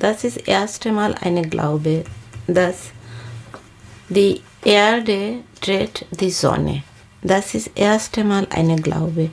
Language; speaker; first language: German; non-native, learner; Bangla